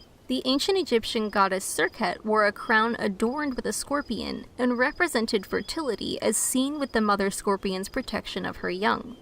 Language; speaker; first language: English; native; English